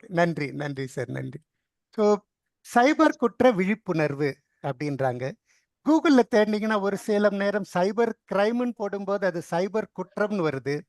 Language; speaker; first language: Tamil; non-native, local second language; Telugu